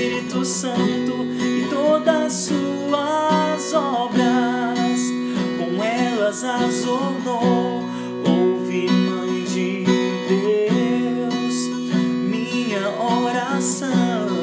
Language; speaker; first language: Portuguese; native; Portuguese